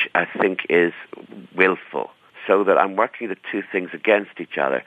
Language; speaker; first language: English; native; English